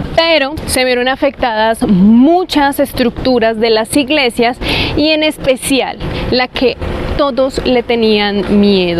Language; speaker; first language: Spanish; native; Spanish